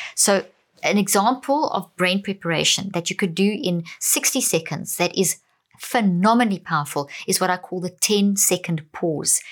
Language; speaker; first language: English; native; English